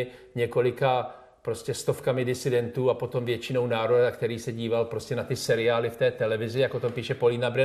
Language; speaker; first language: Czech; native; Czech